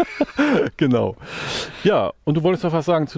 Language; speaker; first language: German; native; German